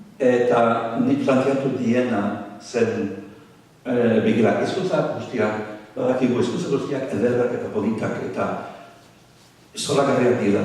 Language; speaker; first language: Basque; non-native, fluent; English